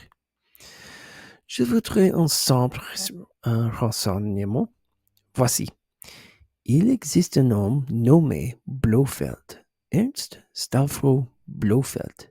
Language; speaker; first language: French; non-native, learner; English